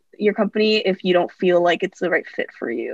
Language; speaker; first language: English; native; English